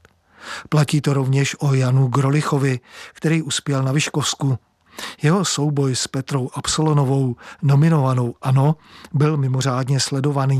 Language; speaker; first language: Czech; native; Czech